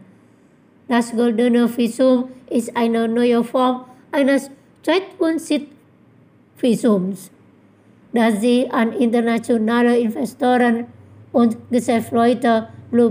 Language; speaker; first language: German; non-native, fluent; Indonesian